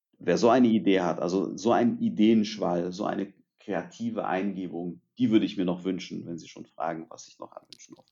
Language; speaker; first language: German; early bilingual, other home language; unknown